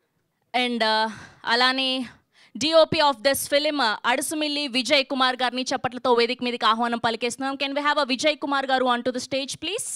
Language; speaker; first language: Telugu; native; Telugu